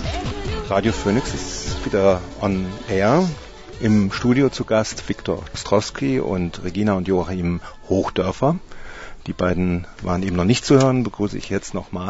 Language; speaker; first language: German; native; German